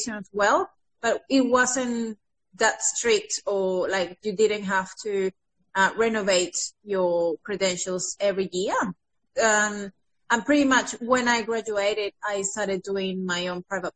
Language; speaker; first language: English; non-native, fluent; Spanish